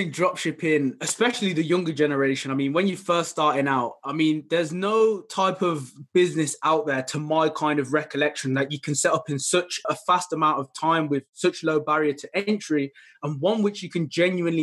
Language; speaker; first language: English; native; English